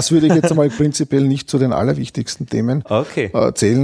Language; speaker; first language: German; native; German